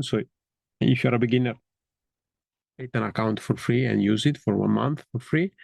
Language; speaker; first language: English; non-native, fluent; Italian